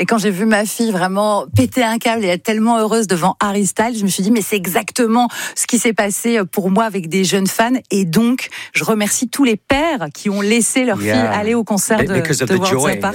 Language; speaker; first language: French; native; French